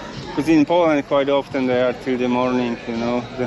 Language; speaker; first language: English; non-native, learner; Polish